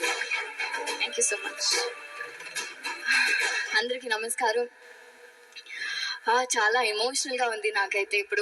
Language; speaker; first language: Telugu; non-native, learner; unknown